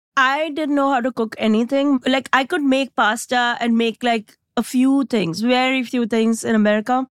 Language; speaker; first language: English; non-native, local second language; Gujarati